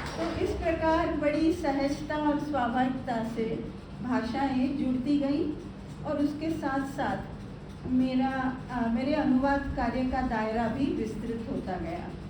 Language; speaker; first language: Hindi; non-native, local second language; Gujarati